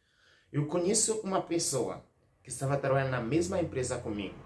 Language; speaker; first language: Portuguese; non-native, learner; Haitian Creole